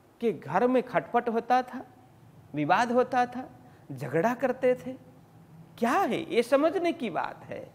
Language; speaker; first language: Hindi; native; Hindi